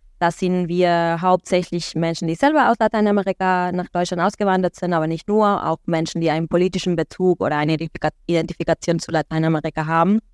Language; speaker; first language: German; non-native, fluent; Spanish